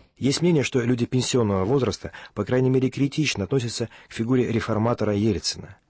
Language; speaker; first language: Russian; native; Russian